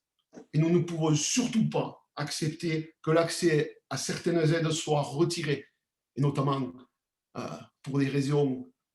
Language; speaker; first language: French; native; French